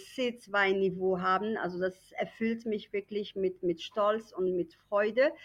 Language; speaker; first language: German; native; German